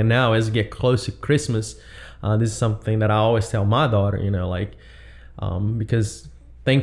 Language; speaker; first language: English; non-native, fluent; Portuguese